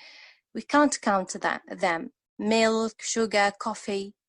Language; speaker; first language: English; non-native, fluent; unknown